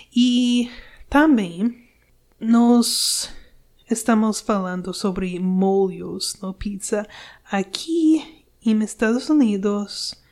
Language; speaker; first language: Portuguese; non-native, learner; English